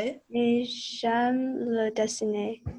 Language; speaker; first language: French; non-native, learner; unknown